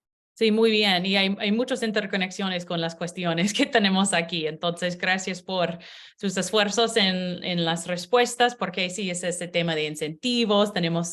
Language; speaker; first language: Spanish; non-native, learner; English